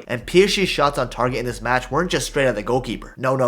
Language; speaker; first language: English; native; English